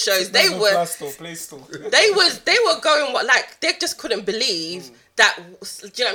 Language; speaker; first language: English; native; English